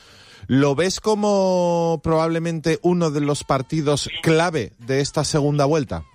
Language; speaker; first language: Spanish; native; Spanish